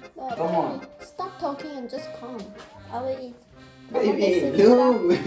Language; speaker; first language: English; non-native, learner; Korean